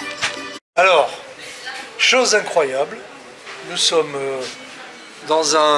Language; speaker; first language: French; native; French